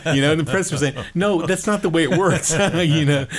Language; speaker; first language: English; native; English